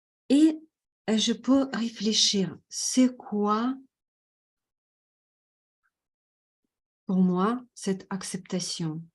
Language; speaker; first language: French; non-native, fluent; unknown